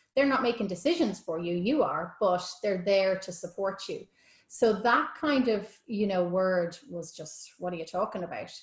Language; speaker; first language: English; native; English